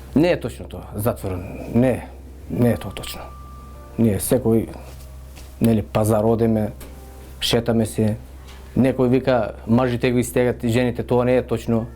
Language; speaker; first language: Macedonian; non-native, local second language; Turkish